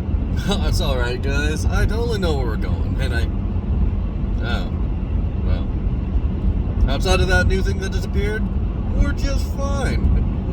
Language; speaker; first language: English; native; English